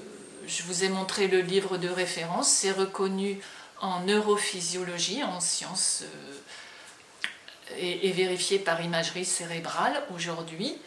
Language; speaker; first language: French; native; French